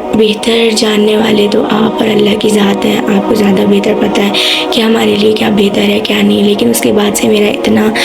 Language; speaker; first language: Urdu; native; Urdu